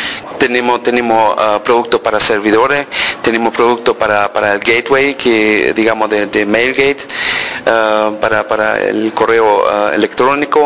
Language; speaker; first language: Spanish; early bilingual, heritage; Spanish